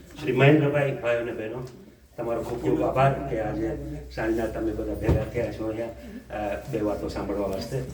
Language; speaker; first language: Gujarati; early bilingual, heritage; Gujarati